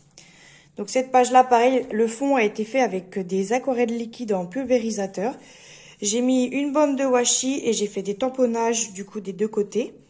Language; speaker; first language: French; native; French